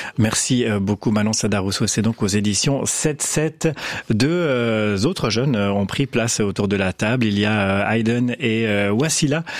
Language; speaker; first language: French; native; French